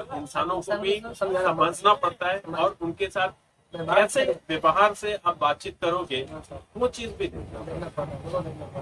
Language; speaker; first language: Hindi; native; Hindi